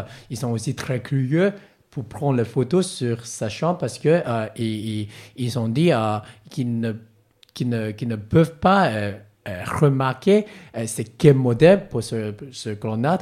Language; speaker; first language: French; non-native, learner; Cantonese